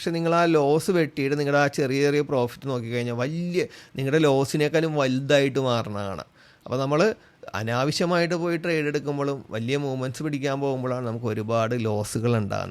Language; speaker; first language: Malayalam; native; Malayalam